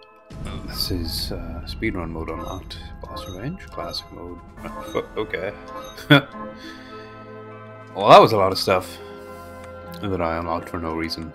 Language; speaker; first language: English; native; English